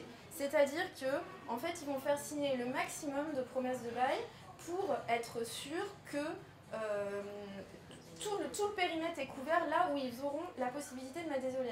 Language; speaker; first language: French; native; French